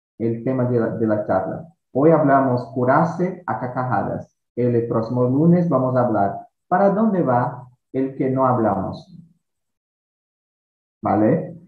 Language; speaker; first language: Spanish; non-native, fluent; Portuguese